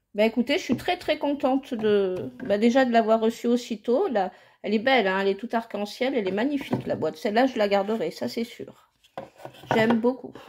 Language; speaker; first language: French; native; French